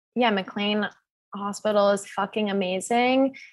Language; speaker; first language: English; native; English